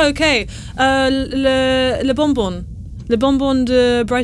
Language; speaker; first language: French; non-native, learner; English